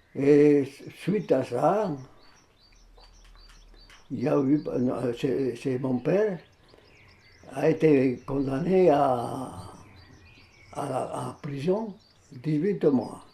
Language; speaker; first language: French; non-native, fluent; Spanish